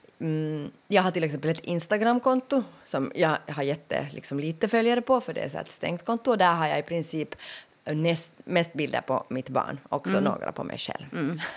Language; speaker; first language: Swedish; native; Swedish